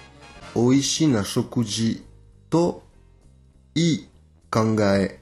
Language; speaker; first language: Japanese; non-native, fluent; French